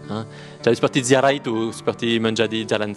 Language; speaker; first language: Indonesian; non-native, learner; French